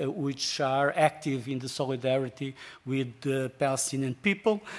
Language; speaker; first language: English; non-native, fluent; Portuguese